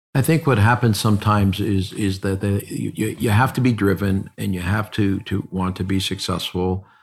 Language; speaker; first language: English; native; English